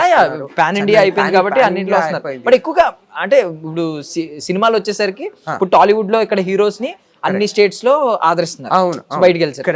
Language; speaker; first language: Telugu; native; Telugu